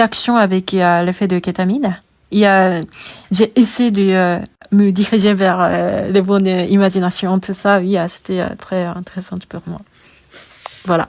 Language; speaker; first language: French; non-native, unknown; Japanese